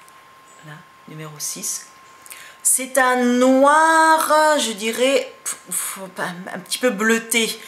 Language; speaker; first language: French; native; French